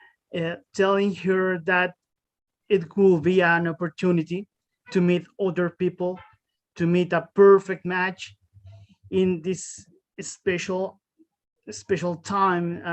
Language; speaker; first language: English; non-native, learner; Spanish